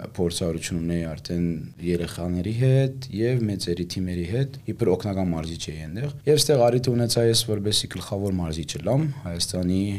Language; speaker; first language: Armenian; early bilingual, heritage; Armenian